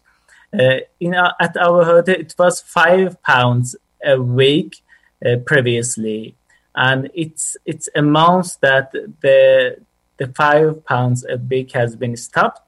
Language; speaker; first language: English; non-native, fluent; Persian